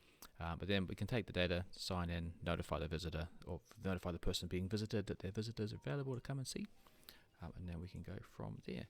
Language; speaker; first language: English; native; English